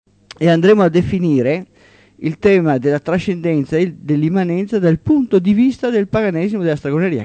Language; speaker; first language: Italian; native; Italian